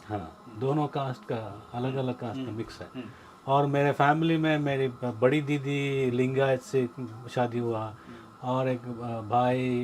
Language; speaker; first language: Hindi; non-native, local second language; Kannada